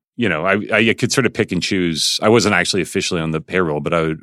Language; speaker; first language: English; native; English